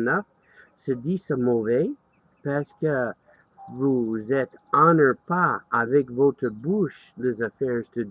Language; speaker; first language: French; non-native, learner; English